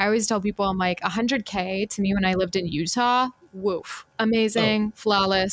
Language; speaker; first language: English; native; English